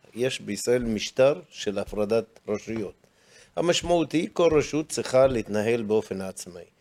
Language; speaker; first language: Hebrew; non-native, local second language; Arabic